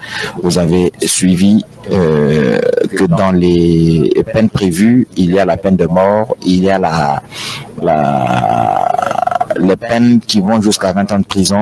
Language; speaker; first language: French; non-native, local second language; Lingala